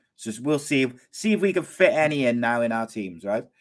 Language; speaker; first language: English; native; English